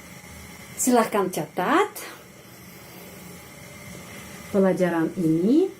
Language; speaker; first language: Indonesian; non-native, fluent; Russian